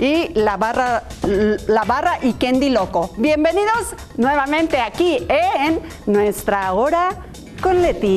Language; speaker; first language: Spanish; native; Spanish